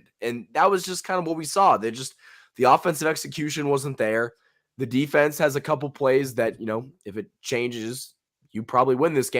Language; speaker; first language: English; native; English